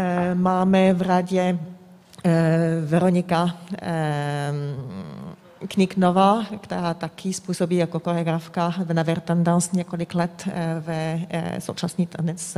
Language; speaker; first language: Czech; non-native, fluent; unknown